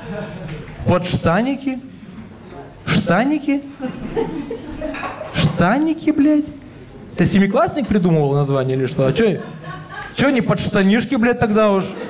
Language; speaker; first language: Russian; native; Russian